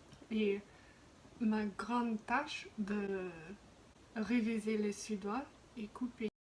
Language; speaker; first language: French; non-native, fluent; English